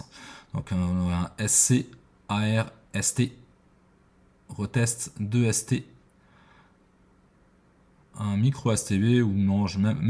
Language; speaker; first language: French; native; French